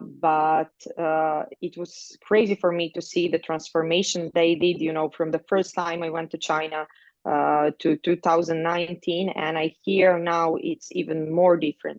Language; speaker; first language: English; non-native, fluent; Croatian